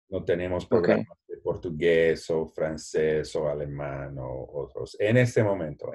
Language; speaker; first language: Spanish; non-native, learner; English